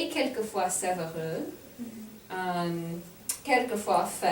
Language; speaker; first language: French; non-native, fluent; English